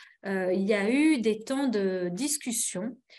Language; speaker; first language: French; native; French